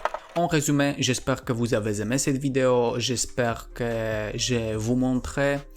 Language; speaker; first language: French; non-native, learner; Polish